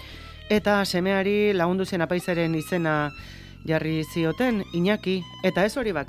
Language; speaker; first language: Basque; native; Basque